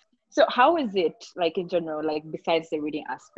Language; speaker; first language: English; non-native, local second language; Ganda